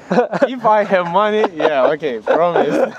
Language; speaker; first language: English; non-native, learner; Turkish